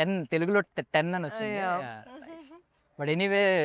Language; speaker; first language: Telugu; native; Telugu